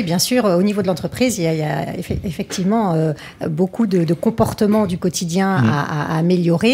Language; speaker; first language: French; native; French